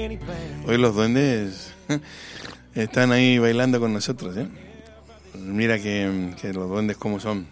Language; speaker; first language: Spanish; native; Spanish